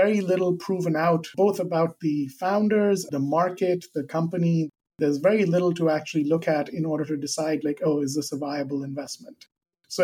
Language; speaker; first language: English; non-native, local second language; Hindi